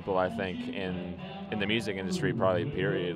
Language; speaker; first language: English; native; English